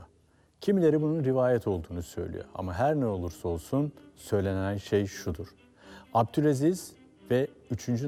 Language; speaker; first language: Turkish; native; Turkish